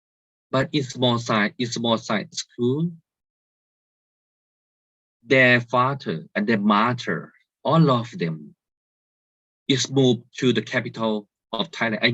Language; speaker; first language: English; non-native, learner; Thai